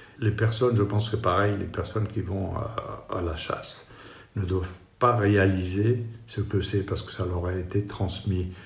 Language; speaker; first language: French; non-native, fluent; Spanish